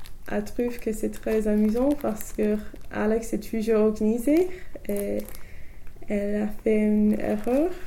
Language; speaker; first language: French; non-native, learner; English